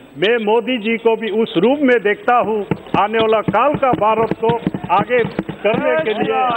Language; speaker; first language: Hindi; non-native, local second language; Adi